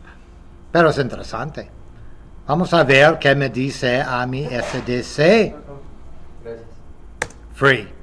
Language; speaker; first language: Spanish; non-native, fluent; English